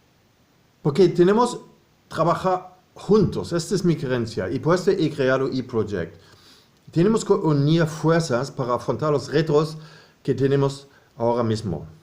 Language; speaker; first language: Spanish; non-native, fluent; German